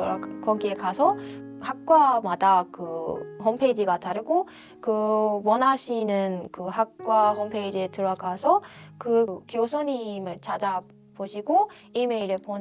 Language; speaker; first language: Korean; non-native, fluent; Persian